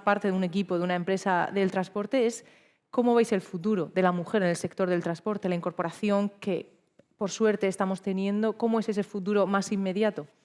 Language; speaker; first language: Spanish; native; Spanish